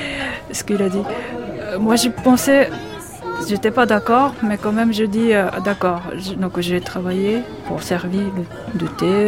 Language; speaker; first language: French; non-native, learner; Japanese